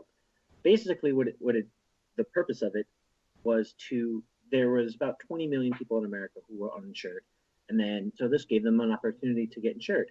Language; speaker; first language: English; native; English